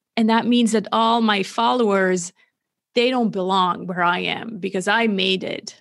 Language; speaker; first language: English; non-native, fluent; German